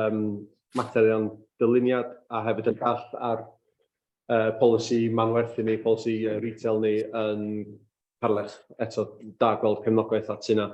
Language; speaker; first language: Welsh; native; Welsh